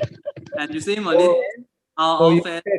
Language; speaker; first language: English; non-native, learner; Thai